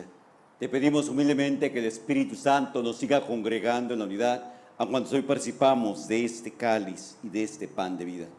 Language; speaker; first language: Spanish; native; Spanish